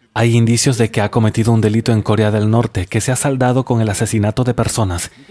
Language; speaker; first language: Spanish; non-native, fluent; Russian